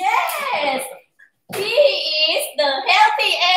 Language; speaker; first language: English; non-native, learner; Thai